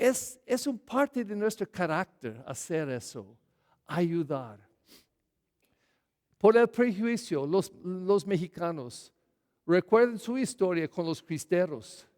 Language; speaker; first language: Spanish; non-native, fluent; English